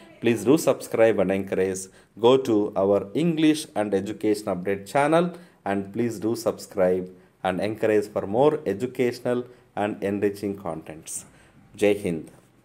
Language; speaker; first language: English; non-native, local second language; Telugu